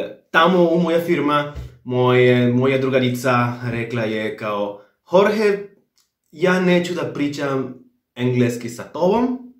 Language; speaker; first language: Serbian; non-native, learner; Spanish